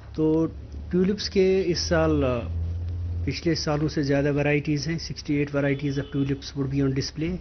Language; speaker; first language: Hindi; non-native, local second language; Kashmiri